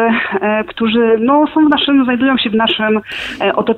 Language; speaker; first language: Polish; native; Polish